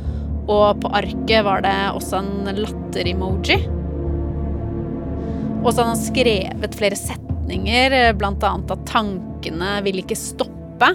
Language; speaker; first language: Norwegian; native; Norwegian